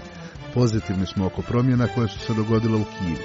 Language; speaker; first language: Croatian; native; Croatian